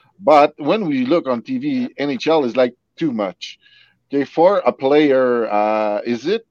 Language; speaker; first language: English; non-native, local second language; French